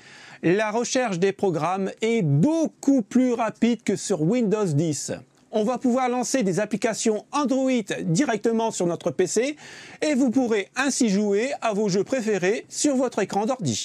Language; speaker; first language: French; native; French